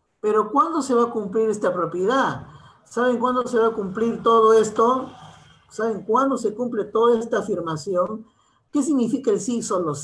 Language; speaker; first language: Spanish; native; Spanish